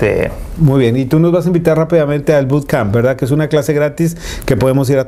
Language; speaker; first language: Spanish; native; Spanish